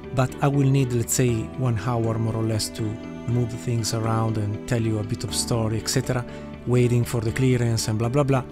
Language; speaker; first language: English; non-native, fluent; Italian